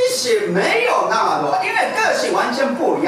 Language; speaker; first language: Chinese; non-native, fluent; Japanese